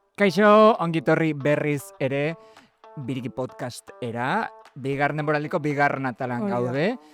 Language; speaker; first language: Basque; non-native, local second language; Spanish